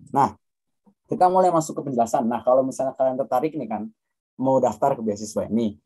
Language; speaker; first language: Indonesian; native; Indonesian